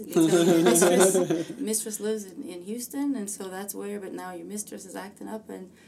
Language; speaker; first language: English; early bilingual, other home language; Amharic